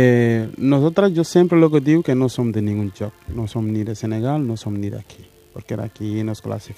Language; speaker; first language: Catalan; early bilingual, other home language; Wolof